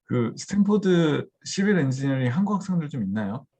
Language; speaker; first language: Korean; native; Korean